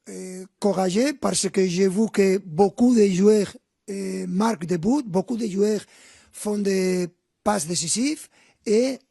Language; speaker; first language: French; non-native, fluent; Spanish